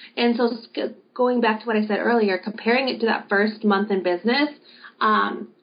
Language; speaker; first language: English; native; English